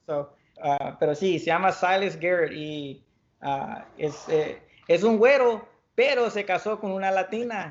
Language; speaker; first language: Spanish; early bilingual, heritage; Spanish